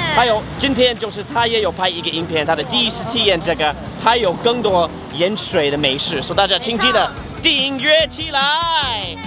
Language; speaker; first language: Chinese; non-native, fluent; English